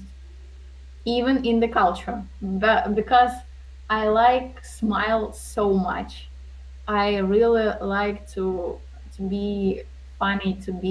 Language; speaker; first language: English; non-native, learner; Russian